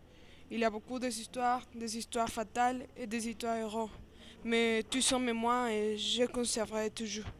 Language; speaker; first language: French; non-native, learner; Spanish